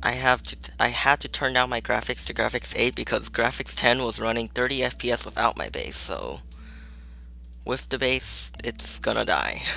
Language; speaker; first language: English; native; English